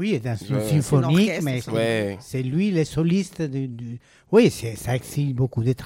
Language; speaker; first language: French; non-native, fluent; Spanish